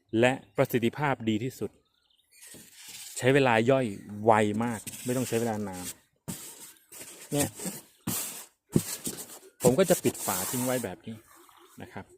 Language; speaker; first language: Thai; native; Thai